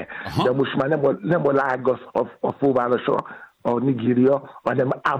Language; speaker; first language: Hungarian; non-native, fluent; Yoruba